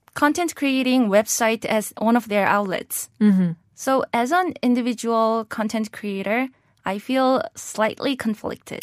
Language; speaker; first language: English; non-native, fluent; Korean